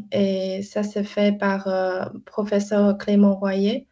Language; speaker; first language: French; non-native, learner; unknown